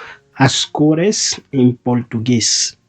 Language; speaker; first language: Portuguese; non-native, fluent; Haitian Creole